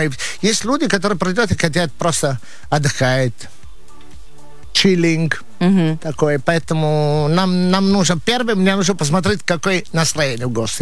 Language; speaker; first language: Russian; non-native, learner; Italian